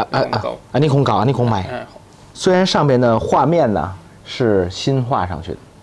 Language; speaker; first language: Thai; non-native, fluent; Chinese